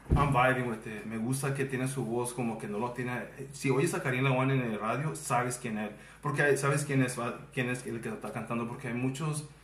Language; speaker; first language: Spanish; early bilingual, heritage; Spanish